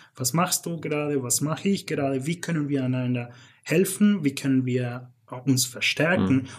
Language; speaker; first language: German; non-native, fluent; English